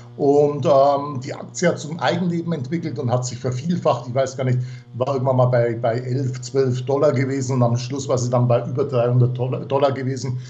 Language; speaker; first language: German; non-native, fluent; English